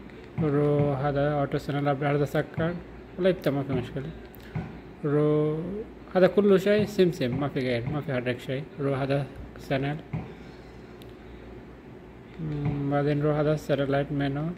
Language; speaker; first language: Arabic; non-native, learner; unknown